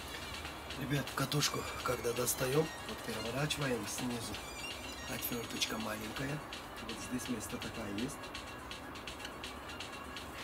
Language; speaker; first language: Russian; non-native, fluent; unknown